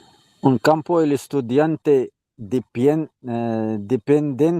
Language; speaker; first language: Spanish; non-native, learner; Arabic